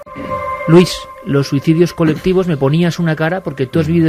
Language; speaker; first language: Spanish; native; Spanish